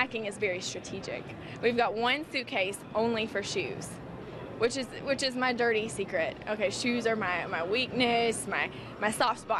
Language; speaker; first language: English; native; English